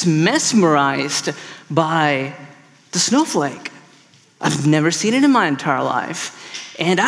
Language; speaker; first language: English; non-native, local second language; Tamil